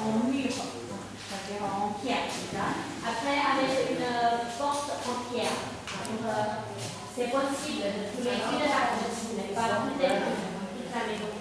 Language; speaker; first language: French; non-native, fluent; Chinese